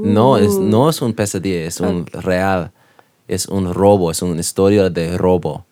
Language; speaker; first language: Spanish; non-native, learner; English